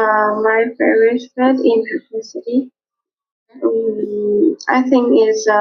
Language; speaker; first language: English; non-native, learner; Vietnamese